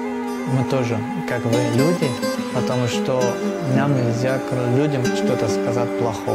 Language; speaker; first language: Russian; non-native, local second language; Tajik